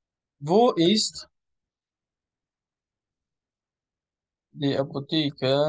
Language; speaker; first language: German; non-native, fluent; Persian